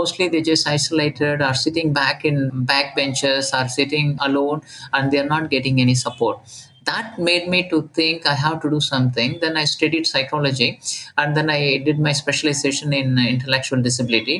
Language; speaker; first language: English; non-native, local second language; Tamil